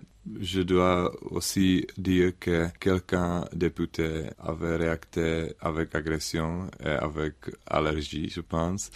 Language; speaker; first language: French; non-native, learner; Czech